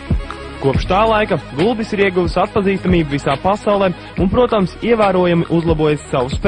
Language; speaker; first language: Latvian; native; Latvian